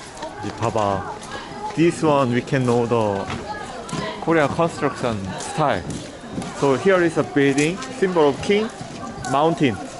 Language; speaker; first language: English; non-native, learner; Korean